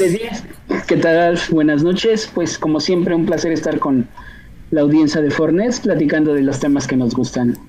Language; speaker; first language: Spanish; native; Spanish